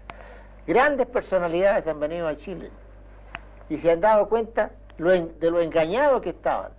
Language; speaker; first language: Spanish; native; Spanish